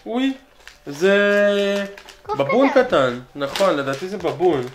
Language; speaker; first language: Hebrew; native; Hebrew